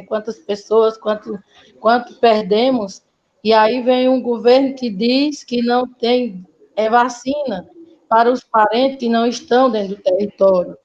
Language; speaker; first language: Portuguese; native; Portuguese